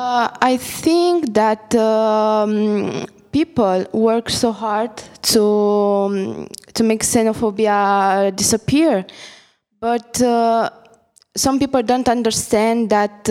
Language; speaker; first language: English; non-native, fluent; Italian